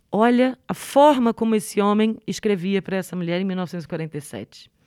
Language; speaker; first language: Portuguese; native; Portuguese